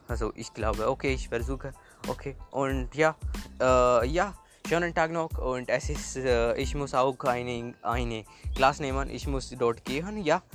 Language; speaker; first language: German; non-native, learner; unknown